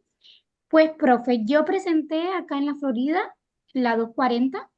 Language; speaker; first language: Spanish; native; Spanish